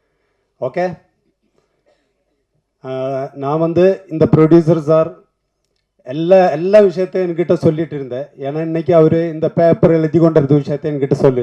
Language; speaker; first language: Tamil; non-native, learner; Malayalam